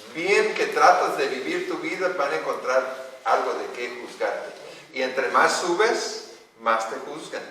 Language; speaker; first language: Spanish; non-native, fluent; English